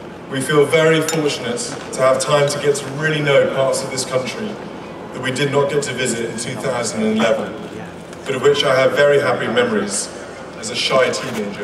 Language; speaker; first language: English; native; English